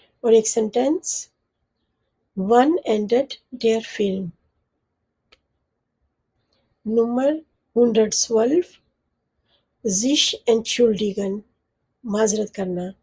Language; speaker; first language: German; non-native, fluent; Urdu